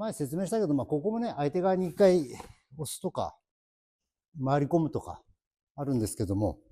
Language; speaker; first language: Japanese; native; Japanese